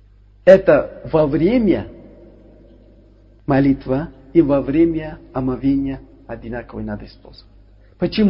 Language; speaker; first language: Russian; non-native, learner; Uzbek